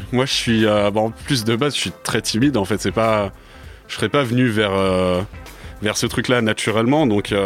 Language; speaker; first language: French; early bilingual, other home language; English